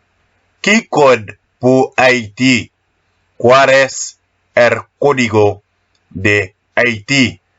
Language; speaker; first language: Spanish; non-native, learner; Haitian Creole